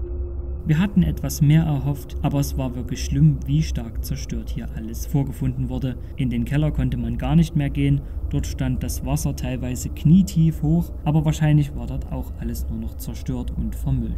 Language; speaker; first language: German; native; German